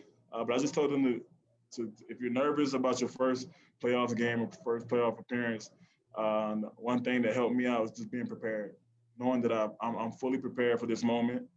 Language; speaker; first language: English; native; English